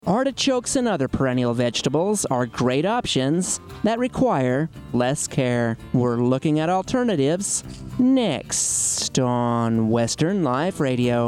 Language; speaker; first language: English; native; English